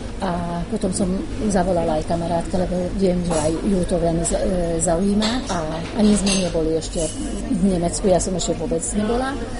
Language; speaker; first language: Slovak; non-native, local second language; Hungarian